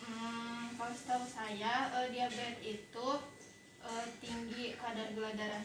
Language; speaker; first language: Indonesian; non-native, local second language; Sundanese